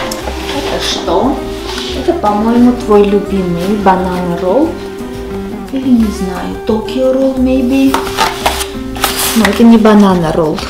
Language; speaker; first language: Russian; non-native, fluent; Armenian